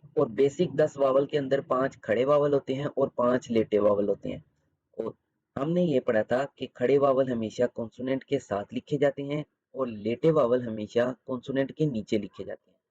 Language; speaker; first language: Urdu; native; Urdu